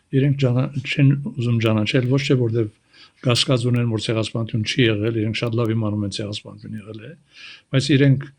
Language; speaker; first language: Armenian; early bilingual, heritage; Armenian